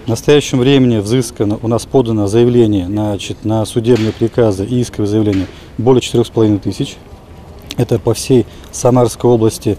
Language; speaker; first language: Russian; native; Russian